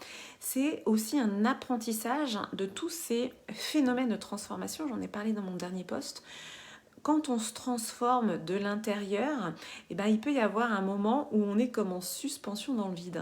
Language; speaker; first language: French; native; French